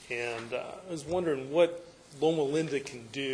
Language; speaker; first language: English; native; English